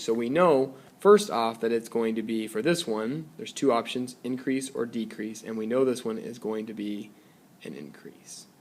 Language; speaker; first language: English; native; English